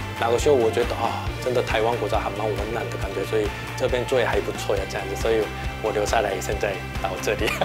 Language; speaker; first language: Chinese; non-native, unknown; Korean